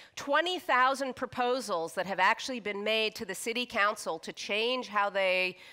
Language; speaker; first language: English; native; English